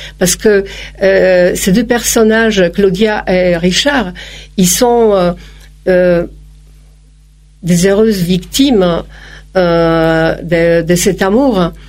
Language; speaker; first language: French; non-native, fluent; Polish